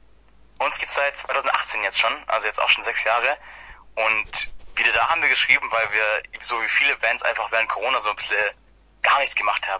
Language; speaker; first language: German; native; German